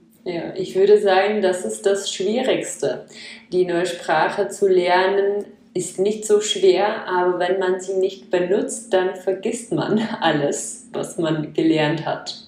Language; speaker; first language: German; non-native, fluent; Czech